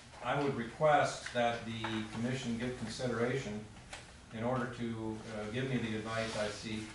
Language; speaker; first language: English; native; English